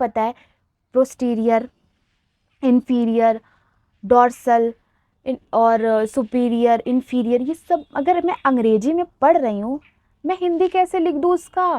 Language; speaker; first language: Hindi; native; Hindi